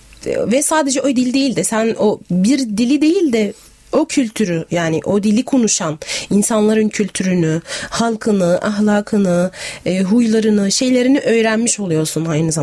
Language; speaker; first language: Turkish; non-native, fluent; Arabic